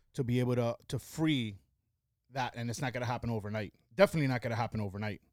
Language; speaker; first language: English; early bilingual, other home language; Spanish